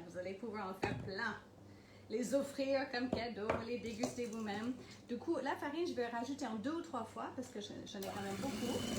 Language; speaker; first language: French; non-native, fluent; English